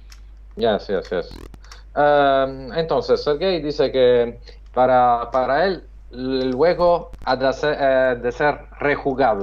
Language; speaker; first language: Spanish; non-native, fluent; Italian